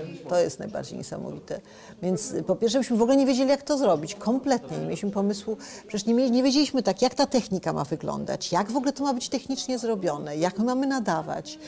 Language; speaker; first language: Polish; native; Polish